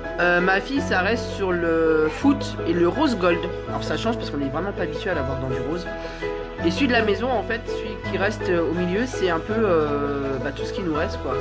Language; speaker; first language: French; native; French